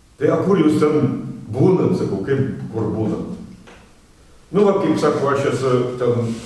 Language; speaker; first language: Lithuanian; non-native, fluent; Russian